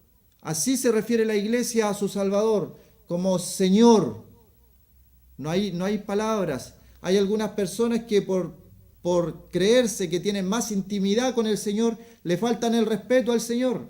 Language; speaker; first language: Spanish; native; Spanish